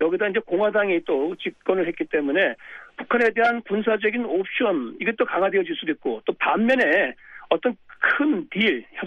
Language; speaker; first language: Korean; native; Korean